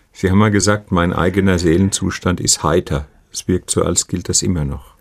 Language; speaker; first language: German; native; German